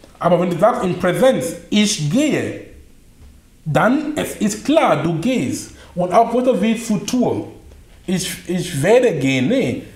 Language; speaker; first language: German; non-native, fluent; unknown